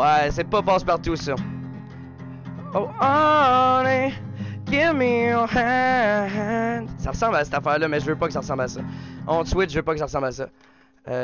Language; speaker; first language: French; native; French